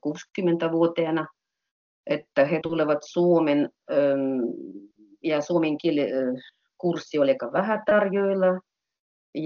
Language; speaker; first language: Finnish; non-native, fluent; Russian